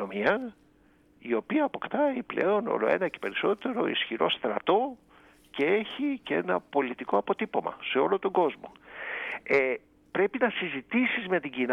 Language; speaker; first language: Greek; native; Greek